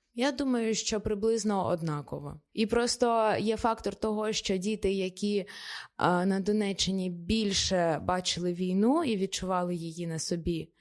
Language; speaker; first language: Ukrainian; native; Ukrainian